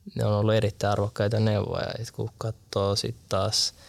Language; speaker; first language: Finnish; early bilingual, other home language; Arabic